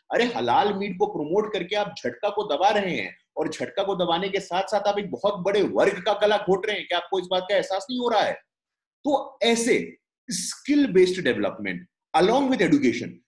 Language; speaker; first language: Hindi; native; Hindi